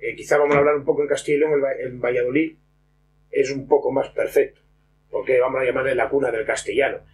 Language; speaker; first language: Spanish; non-native, local second language; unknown